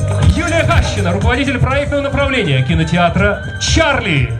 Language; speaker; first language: Russian; native; Russian